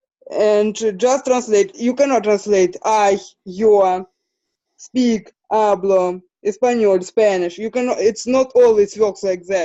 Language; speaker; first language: English; non-native, fluent; Russian